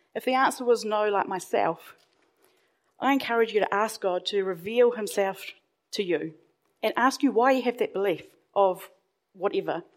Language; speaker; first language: English; native; English